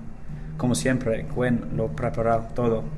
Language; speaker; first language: Spanish; non-native, learner; English